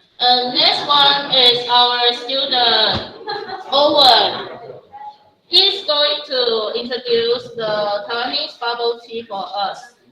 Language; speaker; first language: English; non-native, fluent; Chinese